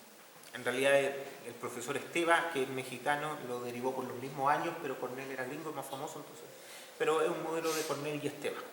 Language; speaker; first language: Spanish; native; Spanish